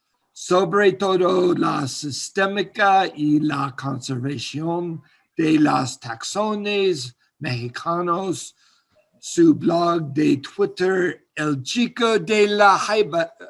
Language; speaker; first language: Spanish; non-native, learner; English